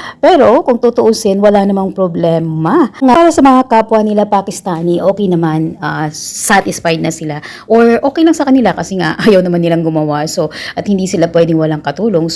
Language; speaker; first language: Filipino; native; Filipino